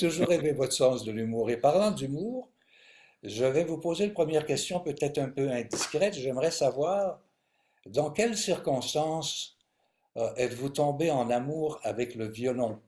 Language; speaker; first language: French; native; French